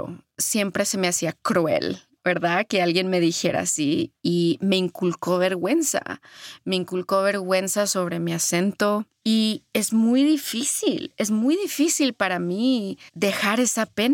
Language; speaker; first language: Spanish; early bilingual, heritage; Spanish